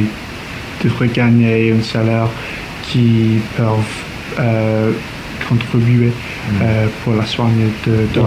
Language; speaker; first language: French; non-native, learner; English